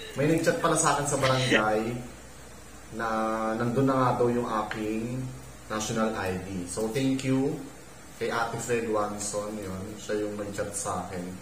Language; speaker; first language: Filipino; native; Filipino